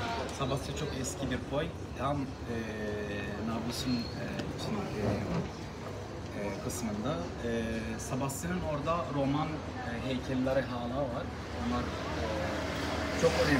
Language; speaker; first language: Turkish; non-native, learner; Arabic